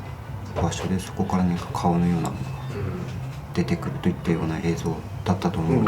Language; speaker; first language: Japanese; native; Japanese